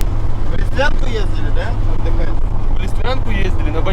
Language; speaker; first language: Russian; native; Russian